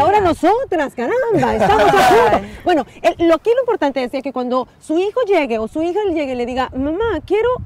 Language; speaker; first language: Spanish; native; Spanish